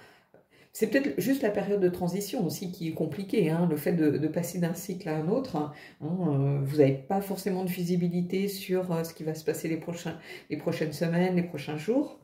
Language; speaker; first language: French; native; French